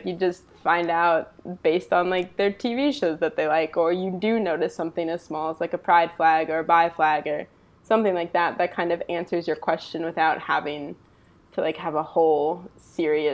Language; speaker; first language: English; native; English